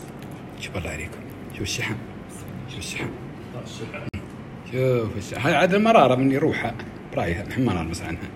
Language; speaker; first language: Arabic; native; Arabic